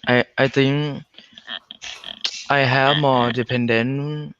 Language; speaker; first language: English; non-native, learner; Thai